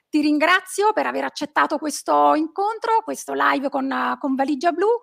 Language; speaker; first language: Italian; native; Italian